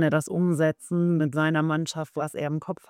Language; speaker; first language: German; native; German